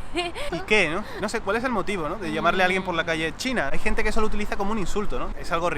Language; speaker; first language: Spanish; native; Spanish